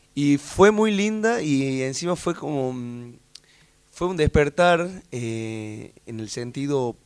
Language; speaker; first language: Spanish; native; Spanish